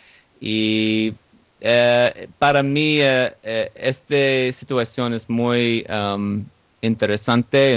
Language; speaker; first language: Spanish; non-native, learner; English